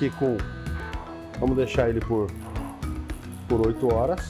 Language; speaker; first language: Portuguese; native; Portuguese